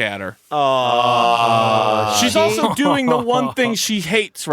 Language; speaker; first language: English; native; English